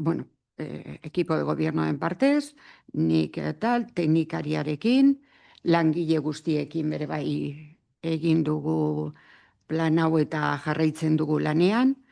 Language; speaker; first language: Basque; non-native, local second language; Spanish